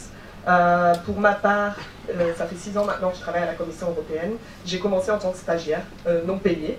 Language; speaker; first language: French; native; French